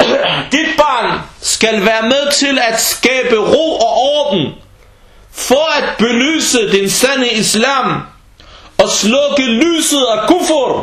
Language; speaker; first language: Danish; early bilingual, other home language; Arabic